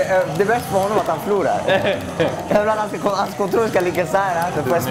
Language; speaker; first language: Swedish; native; Swedish